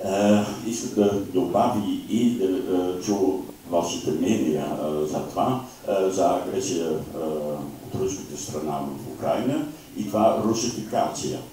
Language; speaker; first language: Bulgarian; non-native, learner; Slovak